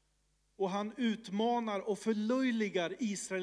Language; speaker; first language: Swedish; early bilingual, other home language; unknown